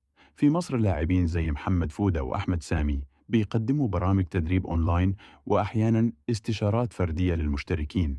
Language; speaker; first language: Arabic; native; Arabic